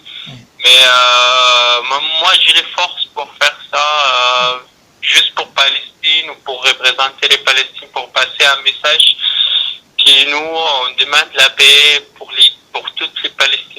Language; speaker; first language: French; non-native, learner; Arabic